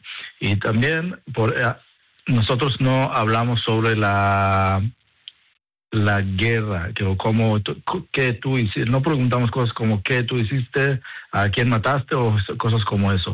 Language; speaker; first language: Spanish; non-native, learner; Hebrew